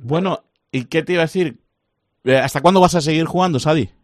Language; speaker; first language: Spanish; native; Spanish